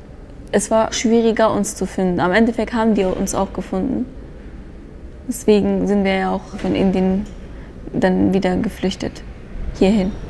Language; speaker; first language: German; early bilingual, other home language; Persian